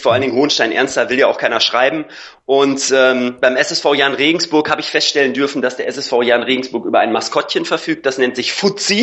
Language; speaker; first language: German; native; German